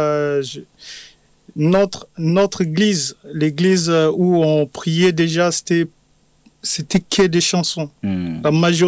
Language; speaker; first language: French; non-native, local second language; Lingala